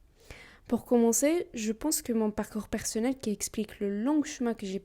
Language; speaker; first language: French; non-native, learner; Arabic